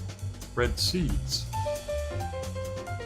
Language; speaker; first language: English; native; English